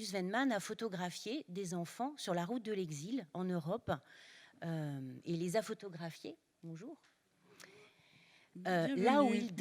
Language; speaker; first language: French; native; French